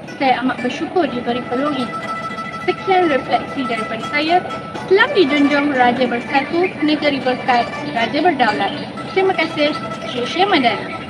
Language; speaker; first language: Malay; native; Malay